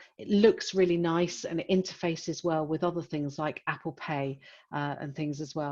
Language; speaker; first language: English; native; English